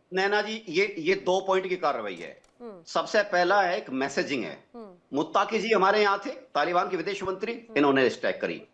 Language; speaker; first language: Hindi; native; Hindi